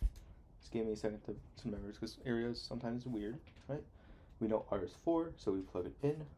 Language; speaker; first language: English; native; English